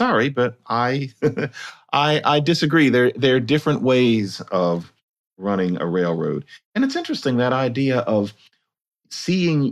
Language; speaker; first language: English; native; English